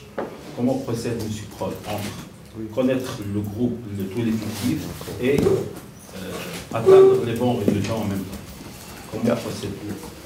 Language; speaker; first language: French; non-native, local second language; Arabic